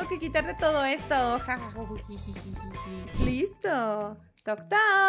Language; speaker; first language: Spanish; native; Spanish